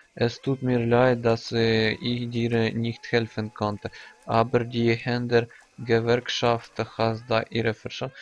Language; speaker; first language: German; non-native, learner; Russian